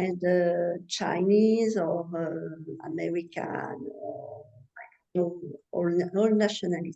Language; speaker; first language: English; non-native, learner; French